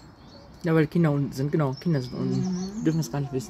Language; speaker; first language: German; native; German